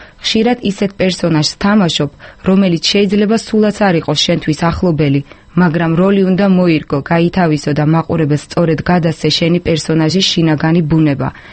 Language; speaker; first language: Georgian; non-native, local second language; Azerbaijani